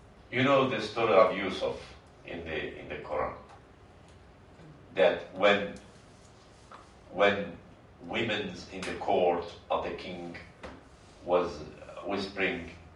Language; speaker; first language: English; non-native, fluent; Persian